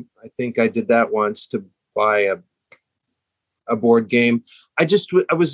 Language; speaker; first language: English; native; English